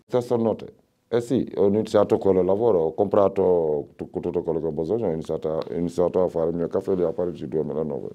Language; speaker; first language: Italian; non-native, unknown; Wolof